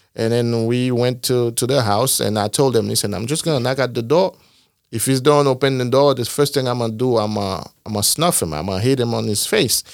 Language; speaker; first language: English; non-native, fluent; Haitian Creole